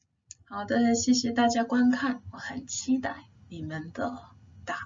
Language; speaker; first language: Chinese; non-native, fluent; English